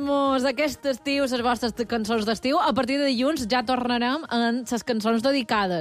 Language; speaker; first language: Catalan; native; Catalan